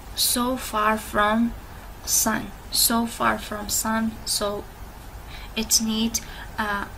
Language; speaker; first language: English; non-native, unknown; Central Kurdish